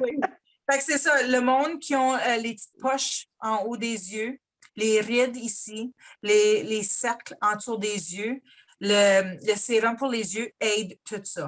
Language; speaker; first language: French; native; French